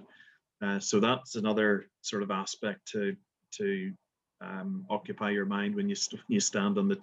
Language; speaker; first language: English; native; English